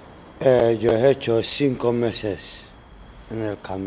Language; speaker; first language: Spanish; non-native, learner; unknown